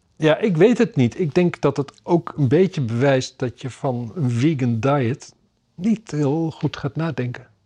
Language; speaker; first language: Dutch; native; Dutch